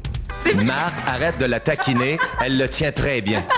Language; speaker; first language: French; native; French